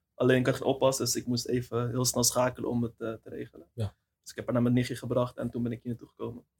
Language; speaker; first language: Dutch; native; Dutch